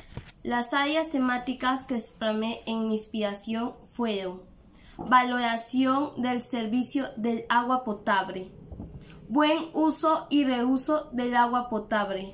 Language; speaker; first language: Spanish; native; Spanish